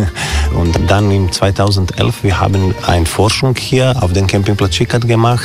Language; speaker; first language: German; non-native, learner; Croatian